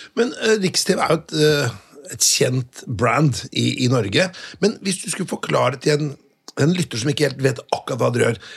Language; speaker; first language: Norwegian; native; Norwegian